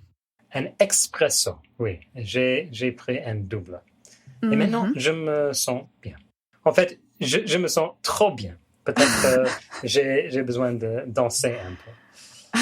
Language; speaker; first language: French; non-native, fluent; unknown